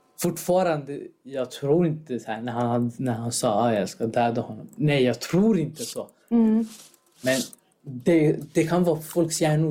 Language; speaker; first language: Swedish; non-native, fluent; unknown